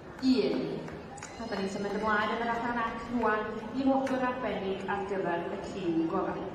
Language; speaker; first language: Welsh; native; Welsh